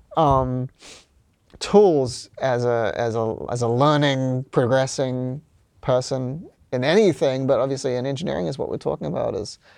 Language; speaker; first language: English; native; English